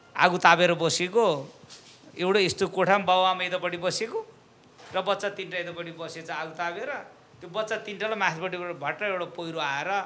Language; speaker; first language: Nepali; non-native, local second language; Eastern Tamang